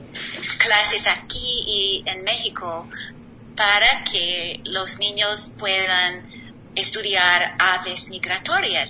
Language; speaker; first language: Spanish; non-native, learner; English